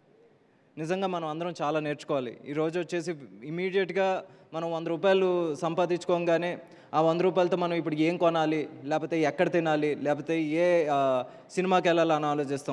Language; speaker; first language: Telugu; native; Telugu